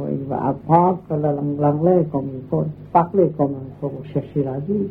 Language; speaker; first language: French; non-native, learner; Vietnamese